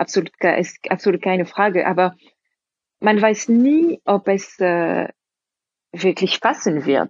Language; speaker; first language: German; non-native, fluent; French